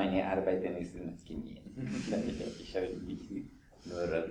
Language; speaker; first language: German; non-native, fluent; Italian